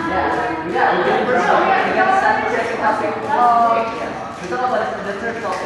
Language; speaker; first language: English; non-native, learner; Indonesian